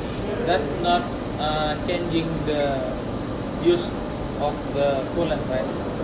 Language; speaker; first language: English; non-native, learner; Indonesian